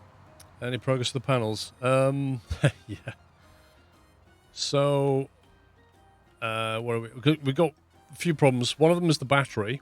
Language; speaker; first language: English; native; English